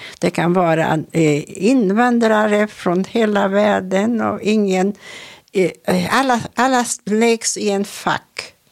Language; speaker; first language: Swedish; non-native, fluent; Hungarian